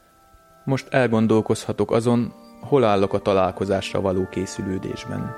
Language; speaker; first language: Hungarian; native; Hungarian